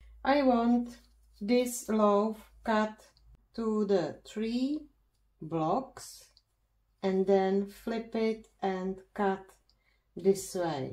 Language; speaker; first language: English; non-native, fluent; Czech